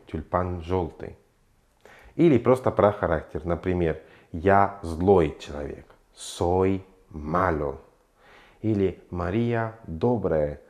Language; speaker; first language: Russian; non-native, fluent; Spanish